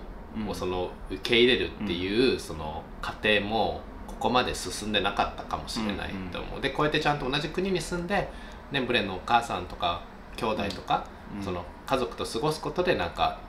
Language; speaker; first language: Japanese; native; Japanese